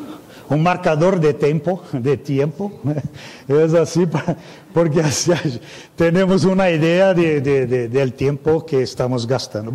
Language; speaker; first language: Spanish; non-native, fluent; Portuguese